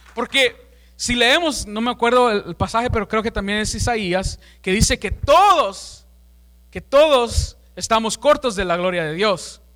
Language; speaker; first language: Spanish; early bilingual, heritage; Spanish